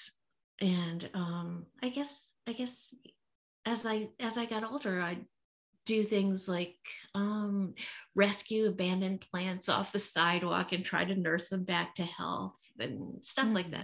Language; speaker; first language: English; native; English